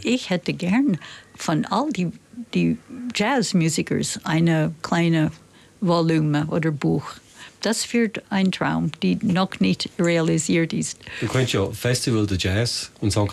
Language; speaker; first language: German; non-native, fluent; English